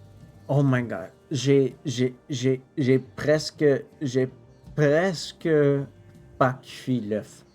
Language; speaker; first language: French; non-native, local second language; English